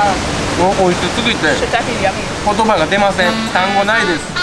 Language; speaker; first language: Japanese; native; Japanese